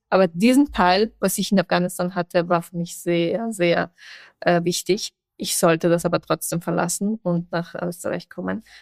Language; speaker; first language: German; non-native, fluent; Persian